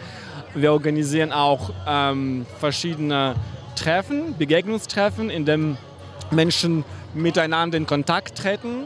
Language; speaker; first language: German; non-native, fluent; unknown